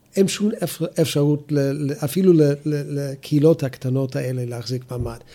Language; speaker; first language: Hebrew; non-native, fluent; English